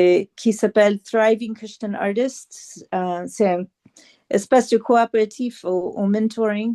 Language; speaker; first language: French; non-native, fluent; English